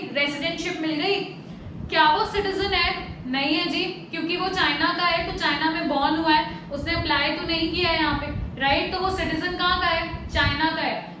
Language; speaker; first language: Hindi; native; Hindi